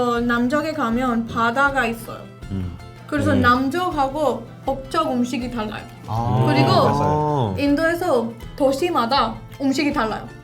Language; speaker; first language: Korean; non-native, fluent; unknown